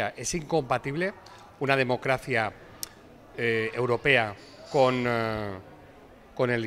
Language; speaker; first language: Spanish; non-native, local second language; Catalan